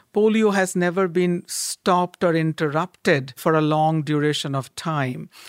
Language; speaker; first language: English; non-native, local second language; Bangla